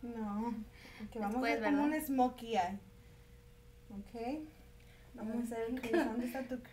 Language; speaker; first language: Spanish; early bilingual, heritage; Spanish